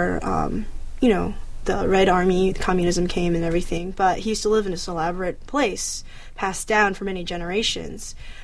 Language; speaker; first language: English; early bilingual, other home language; Chinese